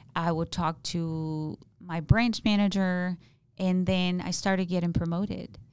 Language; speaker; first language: English; non-native, fluent; Spanish